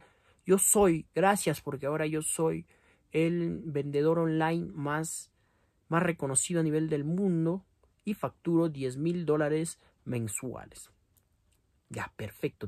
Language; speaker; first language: Spanish; native; Spanish